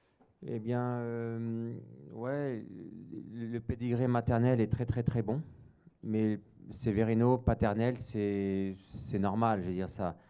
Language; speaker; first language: French; native; French